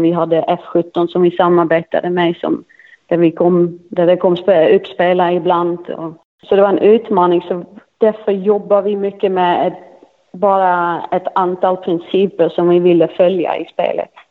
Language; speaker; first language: Swedish; non-native, fluent; Dutch